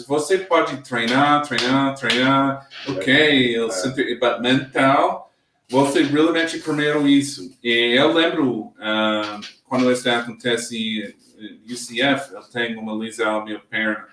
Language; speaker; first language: Portuguese; non-native, learner; English